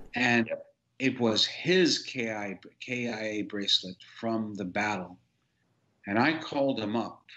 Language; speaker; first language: English; native; English